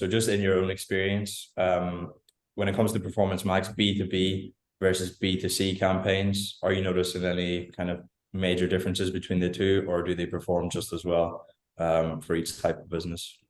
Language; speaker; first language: English; native; English